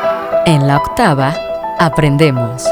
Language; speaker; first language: Spanish; native; Spanish